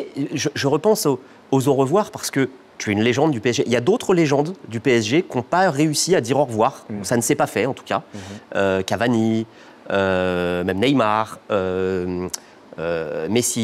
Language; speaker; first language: French; native; French